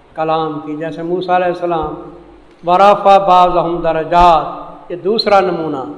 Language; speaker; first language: Urdu; non-native, local second language; Saraiki